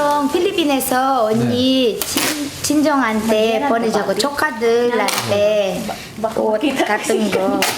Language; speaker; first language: Korean; non-native, learner; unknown